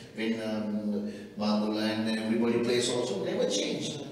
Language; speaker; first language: English; non-native, local second language; Sinhala